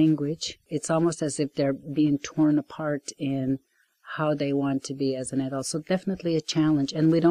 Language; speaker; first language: English; non-native, fluent; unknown